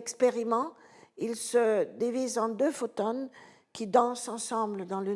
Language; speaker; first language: French; non-native, fluent; Italian